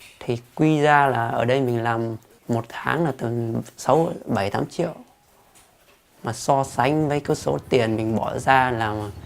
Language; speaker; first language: Vietnamese; non-native, local second language; Hmong